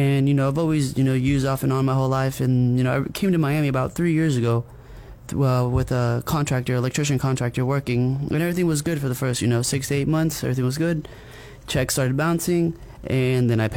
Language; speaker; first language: English; native; English